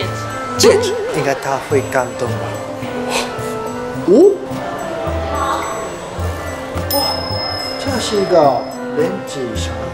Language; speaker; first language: Chinese; non-native, learner; Japanese